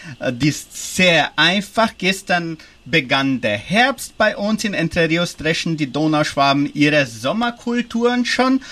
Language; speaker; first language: German; early bilingual, heritage; German